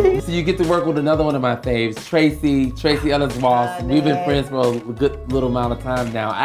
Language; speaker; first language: English; native; English